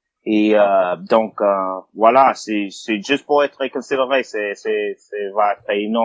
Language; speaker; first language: French; non-native, fluent; English